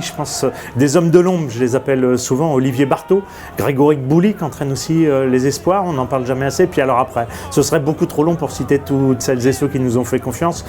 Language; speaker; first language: French; native; French